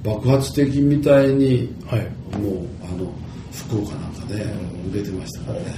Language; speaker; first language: Japanese; native; Japanese